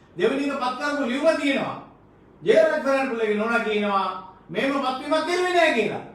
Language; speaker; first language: Sinhala; non-native, local second language; Tamil